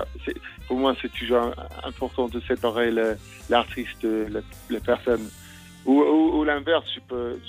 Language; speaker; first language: French; non-native, fluent; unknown